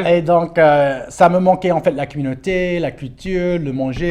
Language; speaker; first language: French; non-native, local second language; English